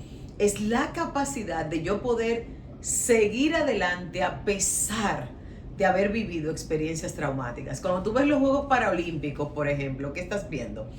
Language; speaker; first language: Spanish; native; Spanish